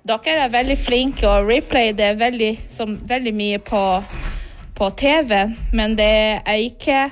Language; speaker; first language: Norwegian; non-native, fluent; Portuguese